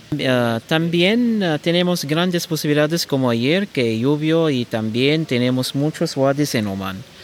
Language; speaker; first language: Spanish; non-native, learner; Arabic